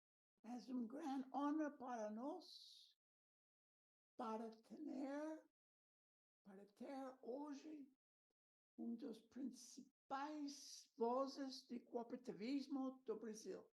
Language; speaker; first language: Portuguese; non-native, learner; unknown